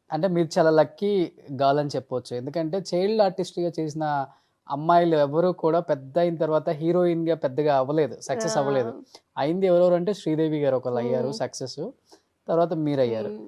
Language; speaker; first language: Telugu; native; Telugu